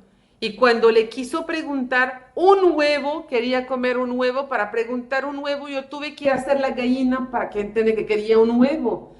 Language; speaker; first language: Spanish; native; Spanish